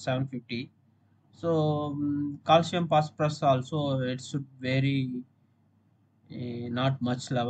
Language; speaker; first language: English; non-native, local second language; Tamil